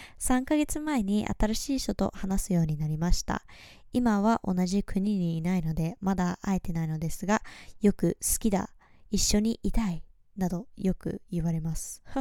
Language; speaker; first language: Japanese; early bilingual, heritage; Japanese